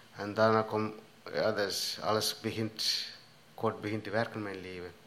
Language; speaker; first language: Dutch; non-native, learner; Tamil